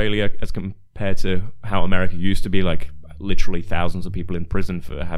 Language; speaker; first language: English; native; English